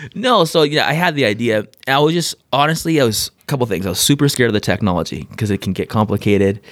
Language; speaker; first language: English; native; English